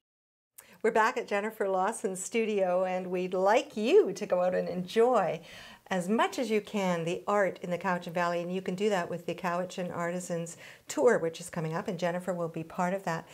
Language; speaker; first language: English; native; English